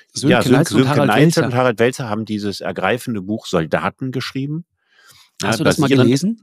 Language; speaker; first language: German; native; German